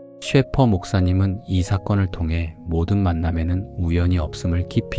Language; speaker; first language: Korean; native; Korean